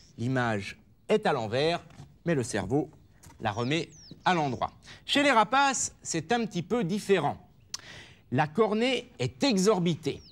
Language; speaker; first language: French; native; French